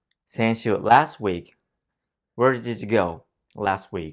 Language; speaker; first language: English; non-native, fluent; Japanese